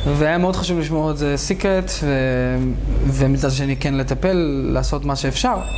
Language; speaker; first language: Hebrew; native; Hebrew